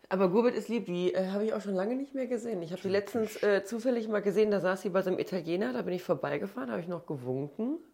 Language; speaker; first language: German; early bilingual, other home language; English